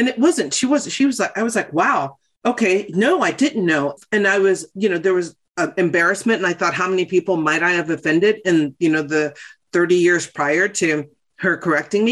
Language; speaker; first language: English; native; English